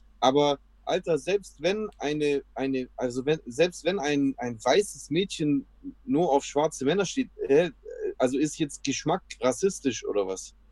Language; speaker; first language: German; early bilingual, other home language; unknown